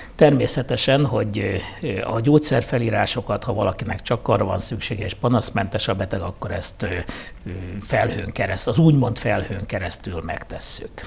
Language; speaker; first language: Hungarian; native; Hungarian